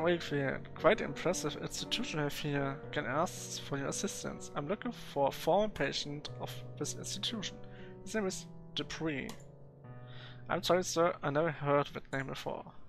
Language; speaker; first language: English; non-native, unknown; German